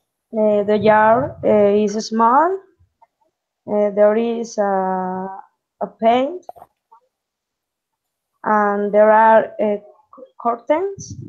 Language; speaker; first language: English; non-native, learner; Spanish